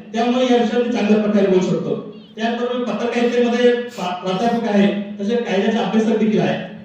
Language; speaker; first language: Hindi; non-native, local second language; Marathi